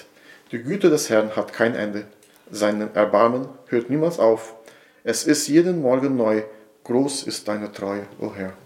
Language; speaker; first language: German; non-native, fluent; Portuguese